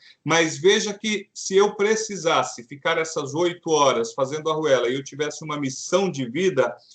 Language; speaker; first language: Portuguese; native; Portuguese